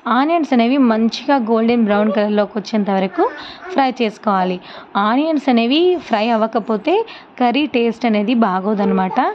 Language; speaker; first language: Telugu; non-native, local second language; Urdu